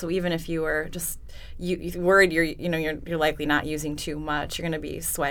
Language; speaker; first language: English; native; English